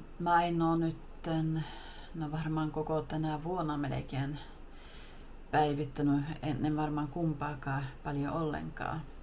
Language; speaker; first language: Finnish; early bilingual, heritage; Finnish